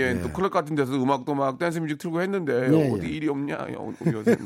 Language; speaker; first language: Korean; native; Korean